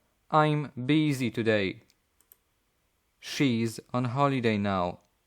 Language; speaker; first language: English; non-native, fluent; Polish